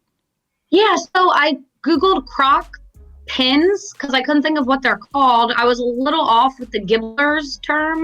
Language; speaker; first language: English; native; English